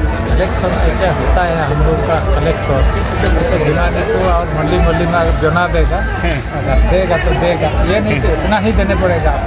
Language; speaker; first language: Hindi; non-native, local second language; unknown